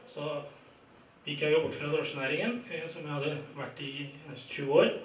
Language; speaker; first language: Norwegian; early bilingual, other home language; Urdu